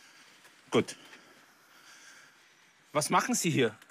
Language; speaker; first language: German; native; German